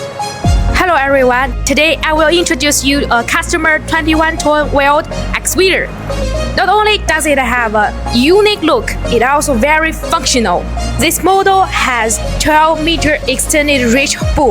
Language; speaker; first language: English; non-native, learner; Chinese